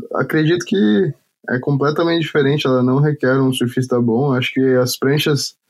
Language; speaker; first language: Portuguese; native; Portuguese